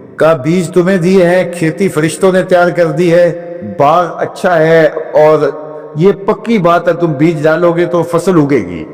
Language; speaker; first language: Urdu; non-native, local second language; Punjabi